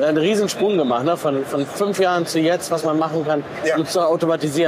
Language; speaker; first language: German; native; German